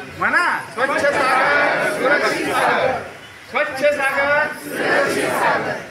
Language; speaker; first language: Marathi; native; Marathi